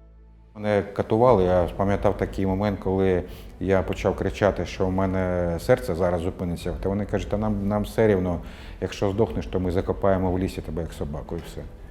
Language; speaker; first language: Ukrainian; non-native, local second language; Russian